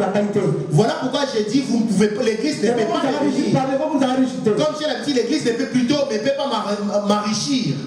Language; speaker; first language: French; non-native, local second language; Lingala